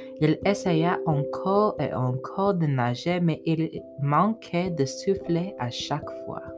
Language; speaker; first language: French; non-native, learner; English